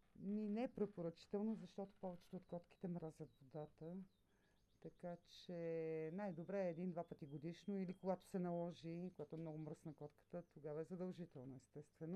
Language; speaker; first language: Bulgarian; native; Bulgarian